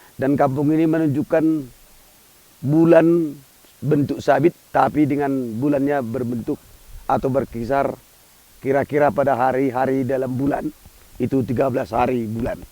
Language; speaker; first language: Indonesian; non-native, local second language; Batak Toba